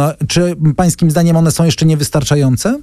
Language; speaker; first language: Polish; native; Polish